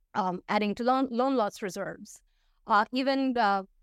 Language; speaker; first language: English; non-native, fluent; Hindi